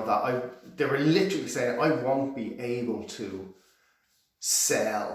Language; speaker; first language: English; native; English